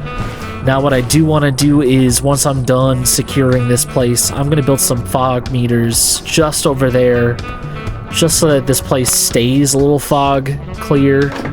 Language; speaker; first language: English; native; English